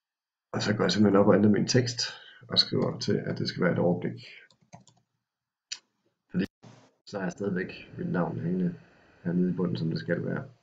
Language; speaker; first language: Danish; native; Danish